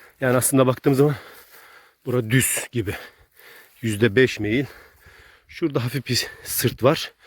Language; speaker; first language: Turkish; native; Turkish